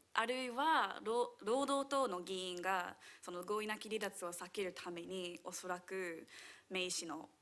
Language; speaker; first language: Japanese; non-native, fluent; English